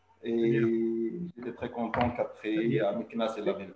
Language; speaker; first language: French; non-native, local second language; Arabic